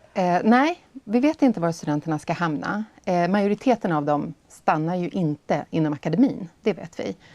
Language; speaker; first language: Swedish; native; Swedish